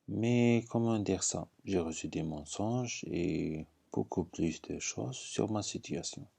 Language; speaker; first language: French; non-native, fluent; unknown